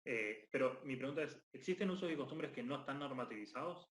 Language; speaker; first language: Spanish; native; Spanish